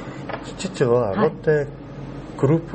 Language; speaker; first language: Japanese; non-native, learner; Korean